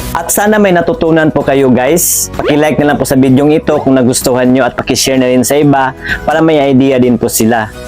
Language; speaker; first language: Filipino; native; Filipino